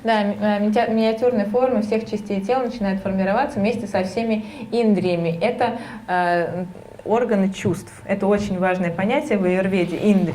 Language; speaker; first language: Russian; native; Russian